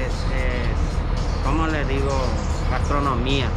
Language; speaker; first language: Spanish; native; Spanish